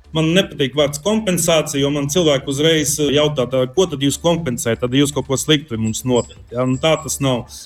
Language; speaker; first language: Latvian; non-native, local second language; Russian